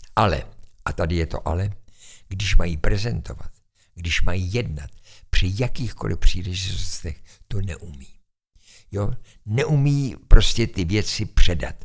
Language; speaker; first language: Czech; native; Czech